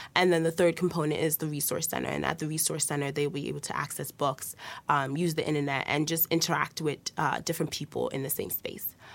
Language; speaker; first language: English; early bilingual, other home language; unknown